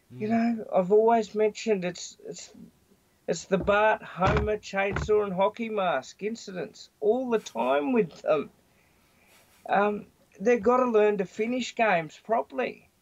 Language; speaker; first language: English; native; English